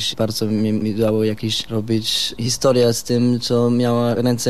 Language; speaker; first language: Polish; non-native, learner; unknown